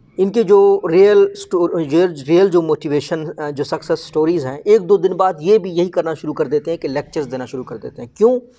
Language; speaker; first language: Urdu; non-native, local second language; Baluchi